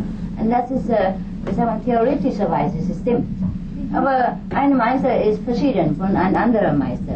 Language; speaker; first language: German; non-native, learner; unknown